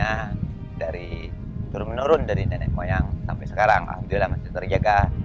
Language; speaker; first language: Indonesian; non-native, local second language; Malay